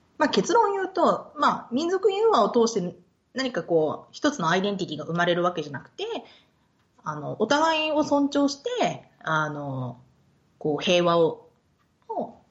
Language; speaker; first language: Japanese; native; Japanese